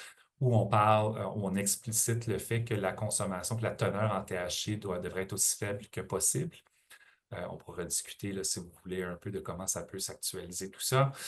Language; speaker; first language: French; native; French